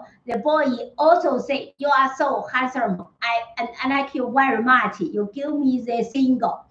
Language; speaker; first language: English; non-native, learner; Chinese